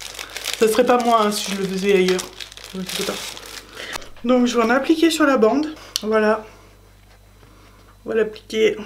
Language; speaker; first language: French; native; French